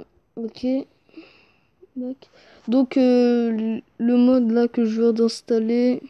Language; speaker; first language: French; native; French